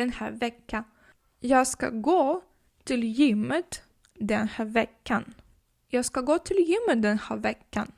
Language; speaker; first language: Swedish; non-native, fluent; Ukrainian